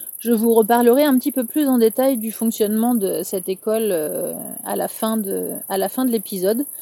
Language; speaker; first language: French; native; French